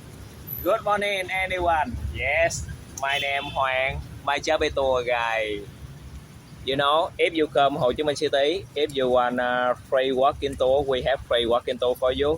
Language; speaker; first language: English; non-native, learner; Vietnamese